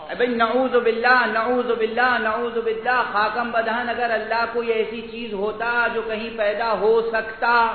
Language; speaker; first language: Urdu; native; Urdu